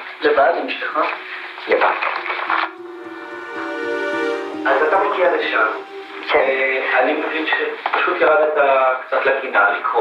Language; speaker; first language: Hebrew; non-native, fluent; Polish